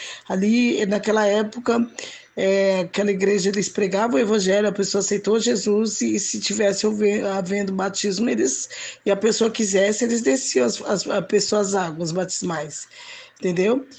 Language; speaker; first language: Portuguese; native; Portuguese